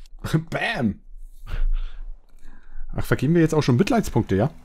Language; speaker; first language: German; native; German